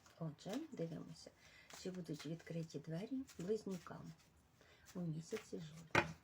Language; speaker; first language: Ukrainian; non-native, local second language; Russian